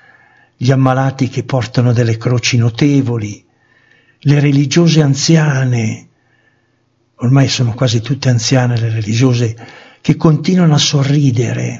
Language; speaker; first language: Italian; native; Italian